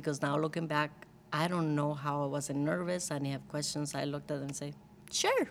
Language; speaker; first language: English; non-native, fluent; Spanish